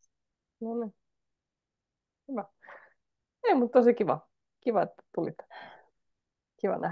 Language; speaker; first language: Finnish; native; Finnish